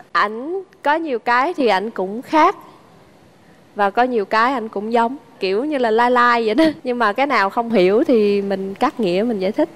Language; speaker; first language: Vietnamese; native; Vietnamese